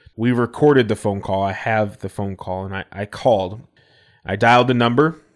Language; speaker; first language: English; native; English